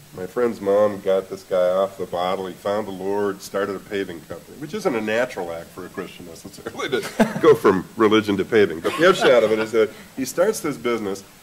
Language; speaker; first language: English; native; English